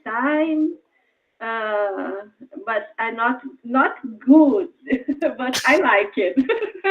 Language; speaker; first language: English; non-native, learner; Spanish